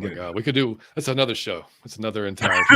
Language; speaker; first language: English; native; English